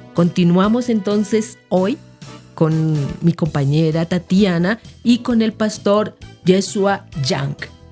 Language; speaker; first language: Spanish; native; Spanish